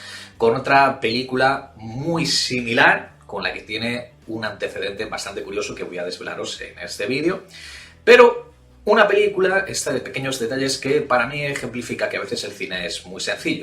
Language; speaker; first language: Spanish; native; Spanish